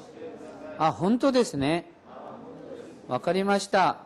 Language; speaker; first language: Japanese; non-native, fluent; Korean